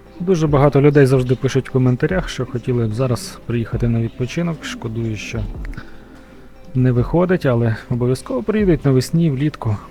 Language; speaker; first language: Ukrainian; native; Ukrainian